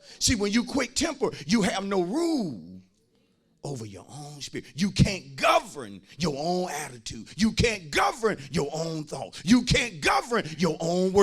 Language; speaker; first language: English; native; English